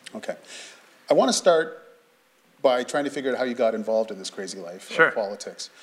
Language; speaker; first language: English; native; English